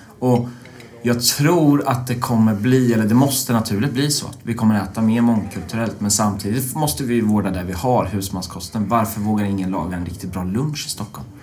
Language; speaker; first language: Swedish; native; Swedish